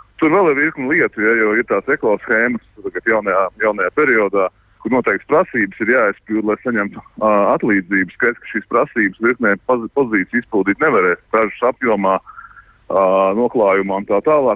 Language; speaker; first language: Latvian; native; Latvian